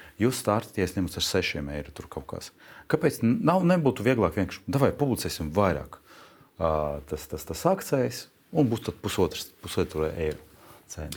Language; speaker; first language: Latvian; non-native, local second language; Russian